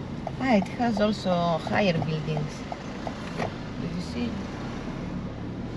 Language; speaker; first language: English; non-native, learner; Greek